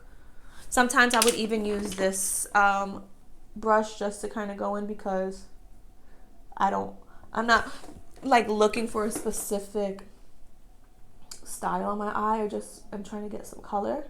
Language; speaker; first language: English; native; English